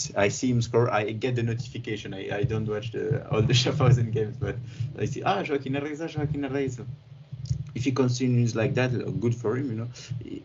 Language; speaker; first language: English; non-native, fluent; French